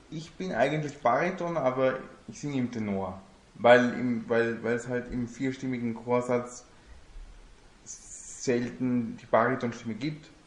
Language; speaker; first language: German; non-native, fluent; Italian